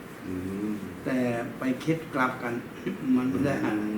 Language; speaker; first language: Thai; native; Thai